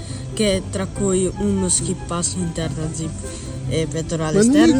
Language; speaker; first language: Italian; early bilingual, other home language; Filipino